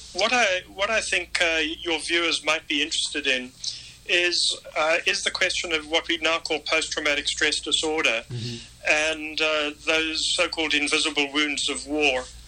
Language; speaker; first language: English; native; English